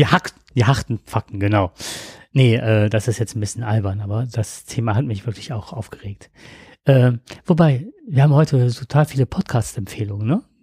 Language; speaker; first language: German; native; German